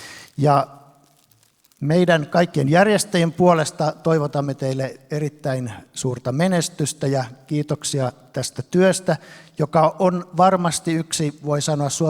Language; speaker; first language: Finnish; native; Finnish